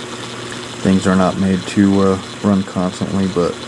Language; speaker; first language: English; native; English